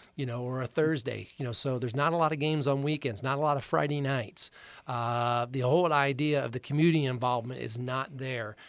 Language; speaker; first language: English; native; English